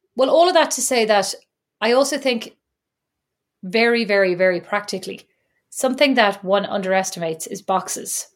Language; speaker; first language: English; native; English